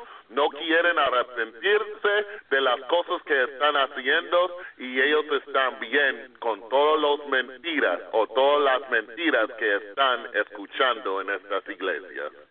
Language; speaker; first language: Spanish; non-native, fluent; English